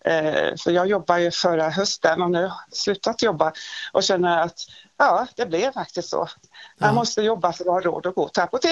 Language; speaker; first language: Swedish; native; Swedish